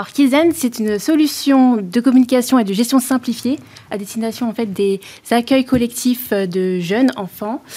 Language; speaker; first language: French; native; French